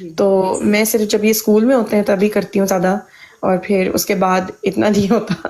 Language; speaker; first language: Urdu; early bilingual, heritage; Urdu